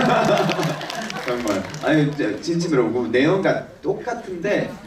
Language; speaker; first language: Korean; early bilingual, heritage; English